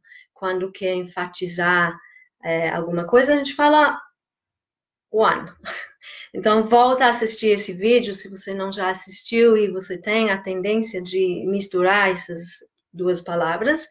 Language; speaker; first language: Portuguese; non-native, fluent; English